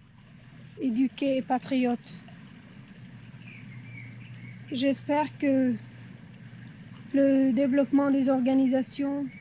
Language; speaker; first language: French; non-native, fluent; Persian